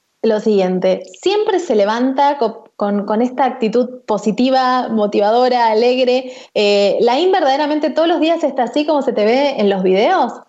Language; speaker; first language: Spanish; native; Spanish